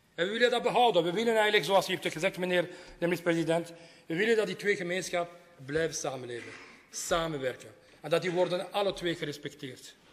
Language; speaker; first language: Dutch; non-native, local second language; French